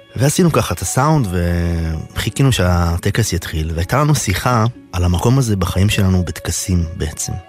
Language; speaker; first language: Hebrew; native; Hebrew